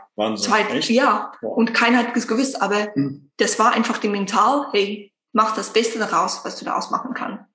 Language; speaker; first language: German; non-native, fluent; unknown